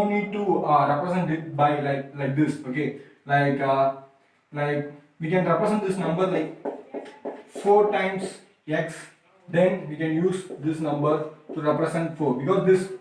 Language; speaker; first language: English; non-native, local second language; Tamil